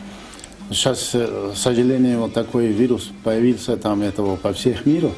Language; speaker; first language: Russian; non-native, fluent; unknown